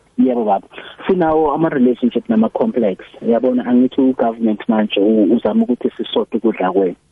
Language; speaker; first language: Zulu; non-native, local second language; Xhosa